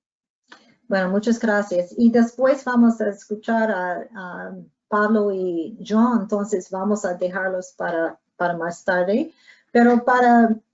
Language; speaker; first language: Spanish; non-native, fluent; English